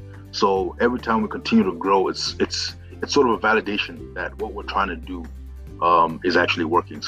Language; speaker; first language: English; non-native, local second language; Shona